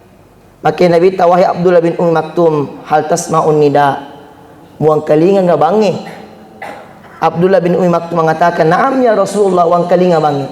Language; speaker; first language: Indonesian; non-native, local second language; Buginese